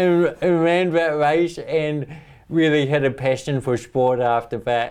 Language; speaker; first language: English; native; English